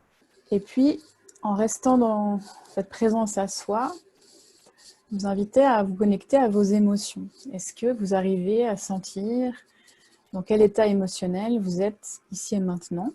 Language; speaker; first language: French; native; French